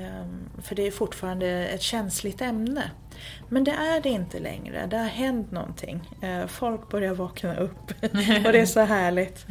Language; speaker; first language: Swedish; native; Swedish